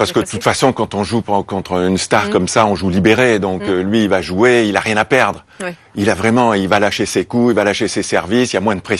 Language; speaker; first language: French; native; French